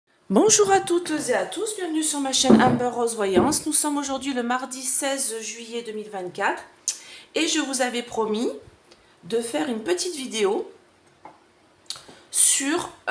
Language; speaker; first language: French; native; French